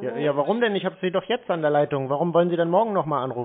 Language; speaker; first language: German; native; German